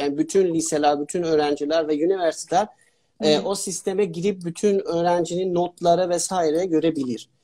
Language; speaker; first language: Turkish; non-native, fluent; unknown